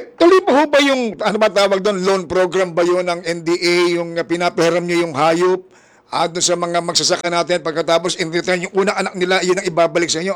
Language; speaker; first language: Filipino; native; Filipino